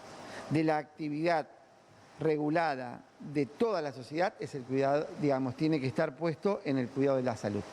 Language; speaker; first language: Spanish; native; Spanish